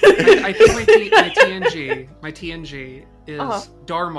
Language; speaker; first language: English; native; English